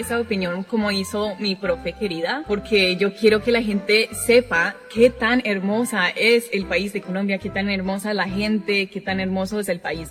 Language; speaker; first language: Spanish; non-native, fluent; English